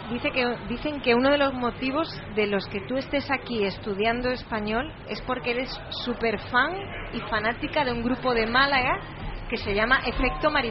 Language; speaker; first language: Spanish; native; Spanish